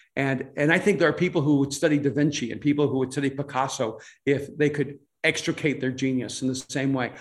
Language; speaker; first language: English; non-native, fluent; Spanish